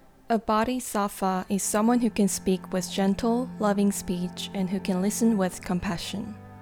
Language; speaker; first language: English; non-native, fluent; Korean